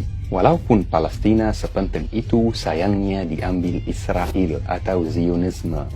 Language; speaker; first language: Indonesian; non-native, fluent; Arabic